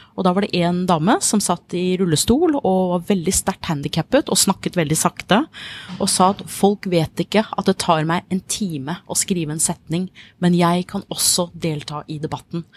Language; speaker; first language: Norwegian; non-native, fluent; English